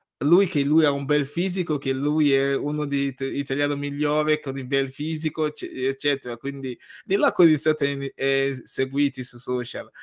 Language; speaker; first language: Italian; non-native, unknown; English